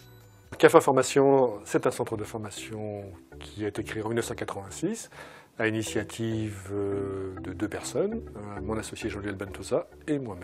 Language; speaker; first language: French; native; French